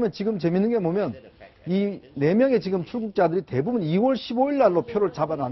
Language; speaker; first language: Korean; native; Korean